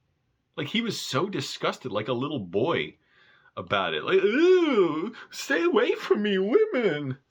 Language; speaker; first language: English; native; English